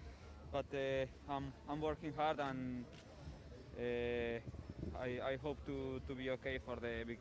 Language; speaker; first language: English; non-native, fluent; Spanish